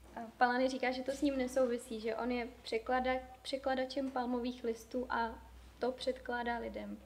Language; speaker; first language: Czech; native; Czech